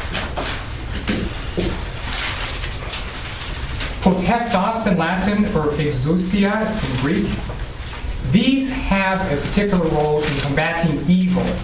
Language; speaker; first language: English; native; English